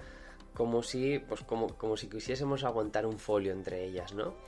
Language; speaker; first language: Spanish; native; Spanish